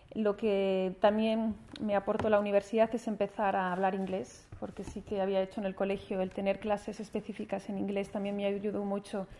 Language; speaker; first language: Spanish; native; Spanish